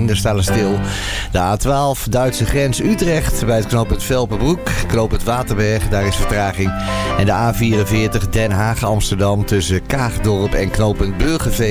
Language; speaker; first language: Dutch; native; Dutch